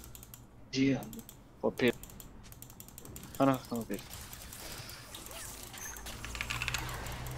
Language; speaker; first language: Spanish; native; Spanish